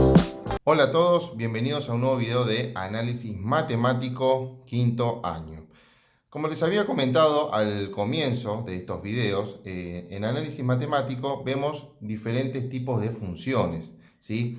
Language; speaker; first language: Spanish; native; Spanish